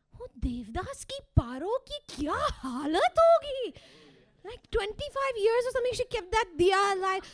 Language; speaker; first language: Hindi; early bilingual, heritage; Hindi